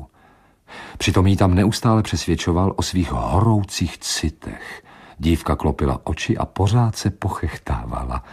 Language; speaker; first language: Czech; native; Czech